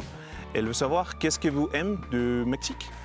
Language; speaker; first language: French; non-native, learner; Spanish